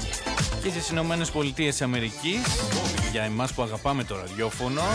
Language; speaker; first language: Greek; native; Greek